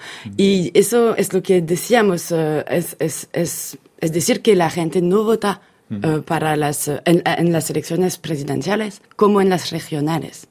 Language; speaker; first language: Spanish; non-native, fluent; French